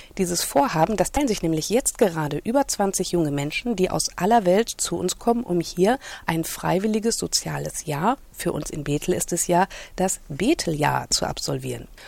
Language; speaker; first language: German; native; German